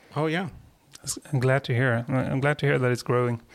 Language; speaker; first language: English; non-native, fluent; Swedish